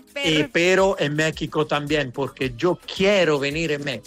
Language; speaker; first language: Spanish; non-native, learner; Italian